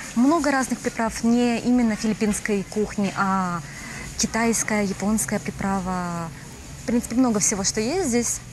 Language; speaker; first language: Russian; native; Russian